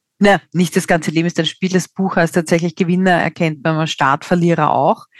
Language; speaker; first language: German; native; German